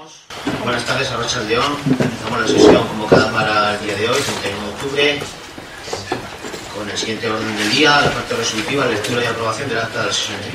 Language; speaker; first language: Spanish; native; Spanish